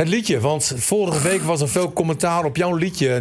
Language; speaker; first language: Dutch; native; Dutch